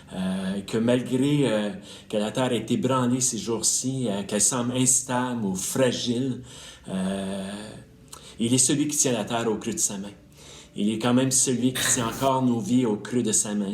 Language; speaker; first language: French; native; French